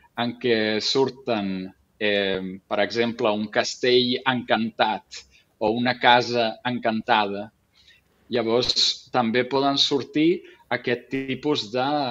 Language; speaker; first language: Catalan; non-native, local second language; Spanish